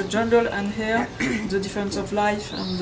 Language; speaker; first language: English; non-native, learner; French